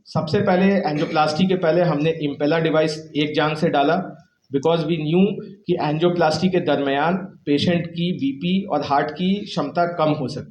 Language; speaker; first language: Hindi; native; Hindi